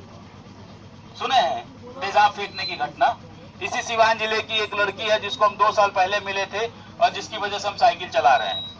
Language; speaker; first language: Hindi; non-native, local second language; Bhojpuri